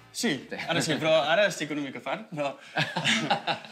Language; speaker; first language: Catalan; non-native, fluent; Dutch